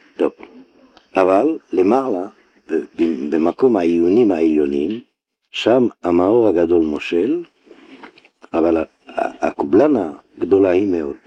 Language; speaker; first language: Hebrew; non-native, fluent; French